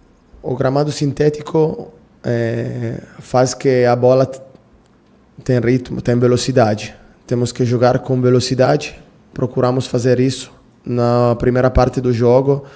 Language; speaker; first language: Portuguese; non-native, fluent; Italian